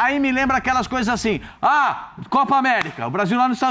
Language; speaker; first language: Portuguese; native; Portuguese